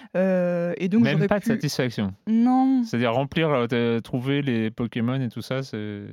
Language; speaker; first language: French; native; French